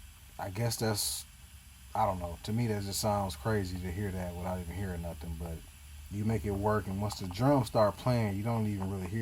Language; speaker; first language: English; native; English